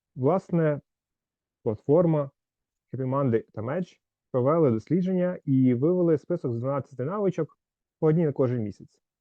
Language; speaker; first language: Ukrainian; native; Ukrainian